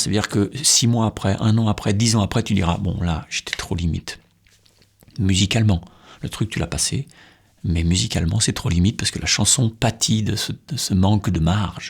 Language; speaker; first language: French; native; French